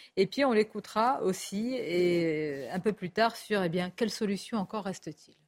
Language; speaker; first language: French; native; French